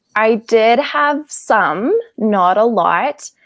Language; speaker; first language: English; native; English